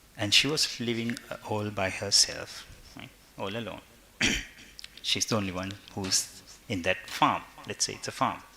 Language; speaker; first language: English; non-native, local second language; Sinhala